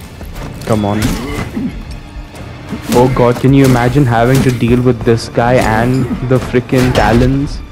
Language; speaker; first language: English; native; English